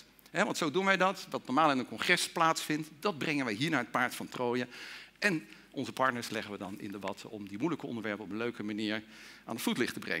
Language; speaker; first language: Dutch; native; Dutch